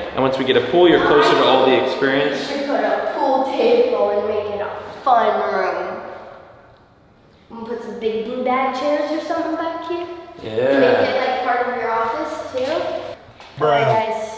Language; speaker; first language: English; native; English